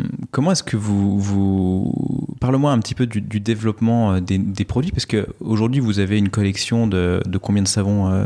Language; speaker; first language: French; native; French